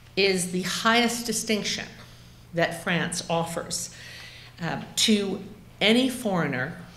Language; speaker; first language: English; native; English